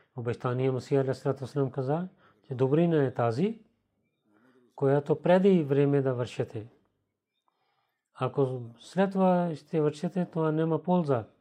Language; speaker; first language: Bulgarian; non-native, learner; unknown